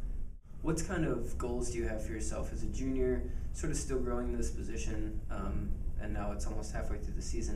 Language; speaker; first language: English; native; English